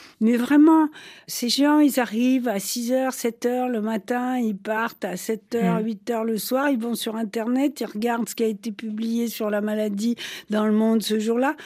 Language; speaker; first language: French; native; French